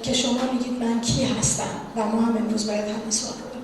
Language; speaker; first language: Persian; native; Persian